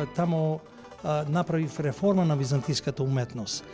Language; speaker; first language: Macedonian; native; Macedonian